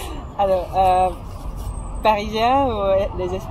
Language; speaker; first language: French; non-native, fluent; Japanese